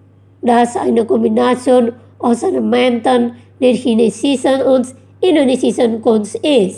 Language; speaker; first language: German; non-native, learner; Indonesian